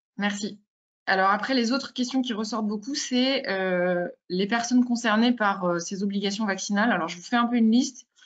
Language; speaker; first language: French; native; French